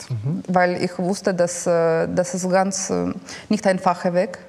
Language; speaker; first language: German; non-native, learner; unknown